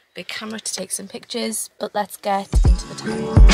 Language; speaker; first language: English; native; English